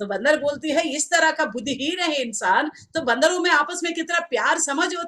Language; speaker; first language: Hindi; non-native, local second language; Telugu